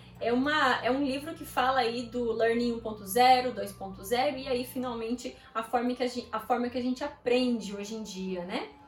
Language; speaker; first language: Portuguese; native; Portuguese